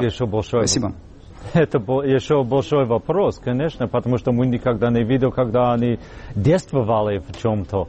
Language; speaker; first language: Russian; non-native, fluent; English